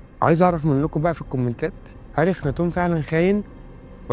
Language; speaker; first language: Arabic; native; Arabic